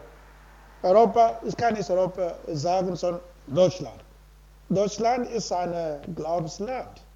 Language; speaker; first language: German; non-native, learner; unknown